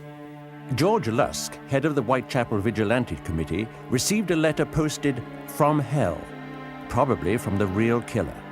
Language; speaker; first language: English; native; English